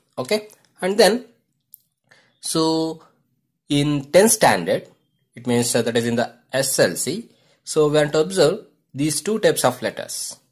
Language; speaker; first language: English; non-native, local second language; Kannada